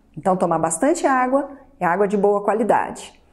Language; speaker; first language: Portuguese; native; Portuguese